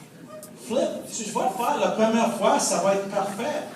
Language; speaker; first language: French; non-native, fluent; English